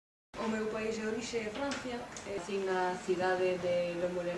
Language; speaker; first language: Galician; non-native, fluent; French